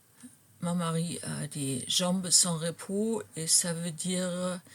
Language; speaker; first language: French; non-native, fluent; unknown